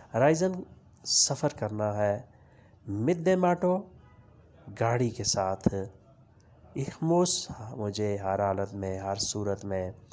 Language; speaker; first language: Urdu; non-native, local second language; Punjabi